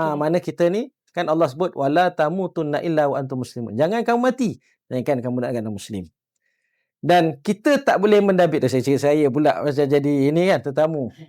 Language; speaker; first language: Malay; native; Malay